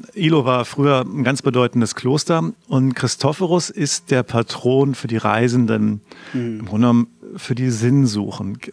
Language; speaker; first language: German; native; German